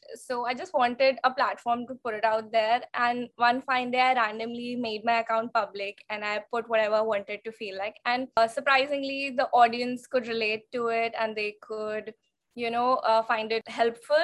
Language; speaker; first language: English; non-native, local second language; Hindi